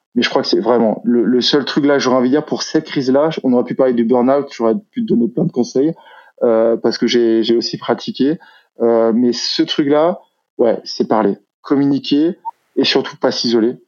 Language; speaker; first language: French; native; French